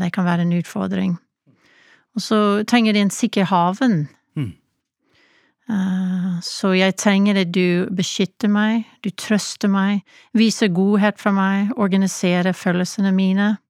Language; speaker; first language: Norwegian; non-native, fluent; English